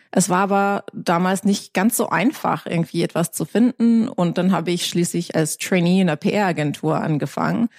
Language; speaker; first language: German; non-native, fluent; English